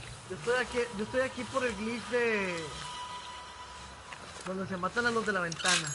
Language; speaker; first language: Spanish; native; Spanish